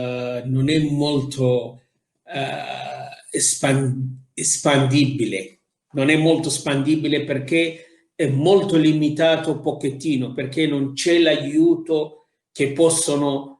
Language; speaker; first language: Italian; non-native, fluent; Arabic